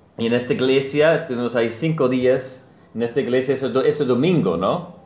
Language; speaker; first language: Spanish; non-native, learner; English